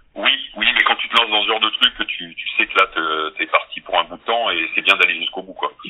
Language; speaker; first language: French; native; French